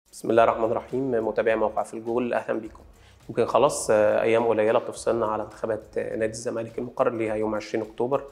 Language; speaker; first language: Arabic; native; Arabic